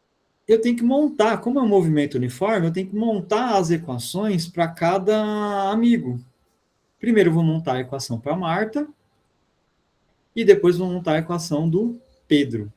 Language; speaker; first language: Portuguese; native; Portuguese